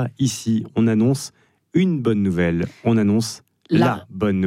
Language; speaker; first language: French; native; French